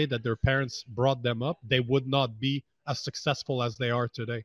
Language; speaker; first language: English; native; English